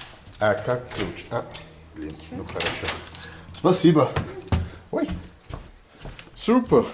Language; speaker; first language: Russian; non-native, learner; English